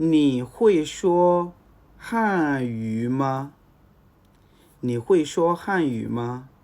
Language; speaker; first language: Chinese; non-native, learner; Bambara